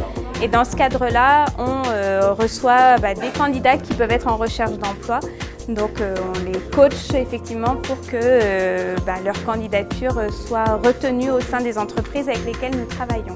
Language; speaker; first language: French; native; French